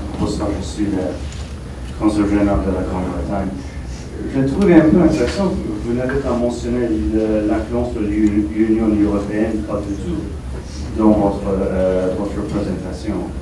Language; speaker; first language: French; non-native, fluent; English